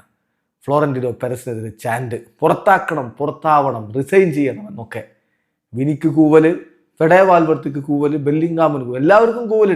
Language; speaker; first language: Malayalam; native; Malayalam